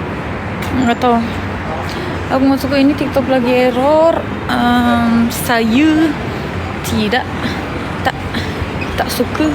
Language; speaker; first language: Indonesian; non-native, learner; Turkish